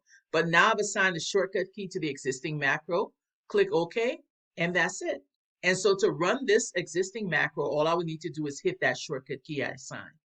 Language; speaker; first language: English; native; English